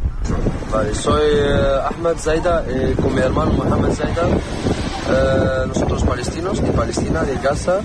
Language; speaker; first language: Spanish; non-native, learner; Arabic